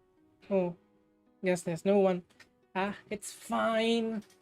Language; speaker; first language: English; non-native, fluent; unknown